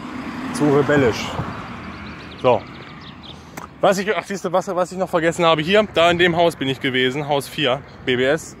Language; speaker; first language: German; native; German